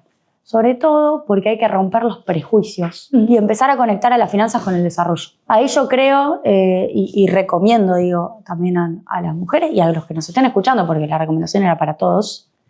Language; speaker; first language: Spanish; native; Spanish